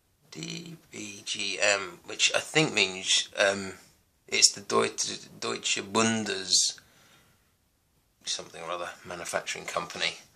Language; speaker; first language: English; native; English